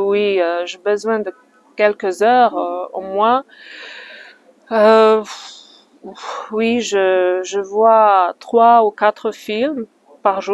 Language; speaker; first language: French; non-native, fluent; Slovak